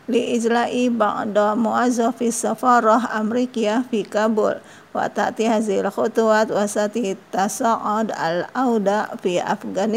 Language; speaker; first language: Arabic; non-native, fluent; Indonesian